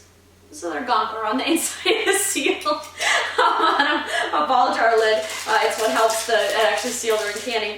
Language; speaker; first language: English; native; English